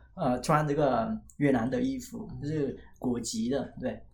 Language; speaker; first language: Chinese; non-native, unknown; Vietnamese